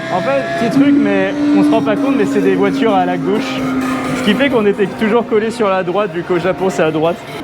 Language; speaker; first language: French; native; French